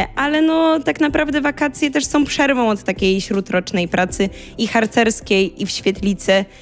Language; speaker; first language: Polish; native; Polish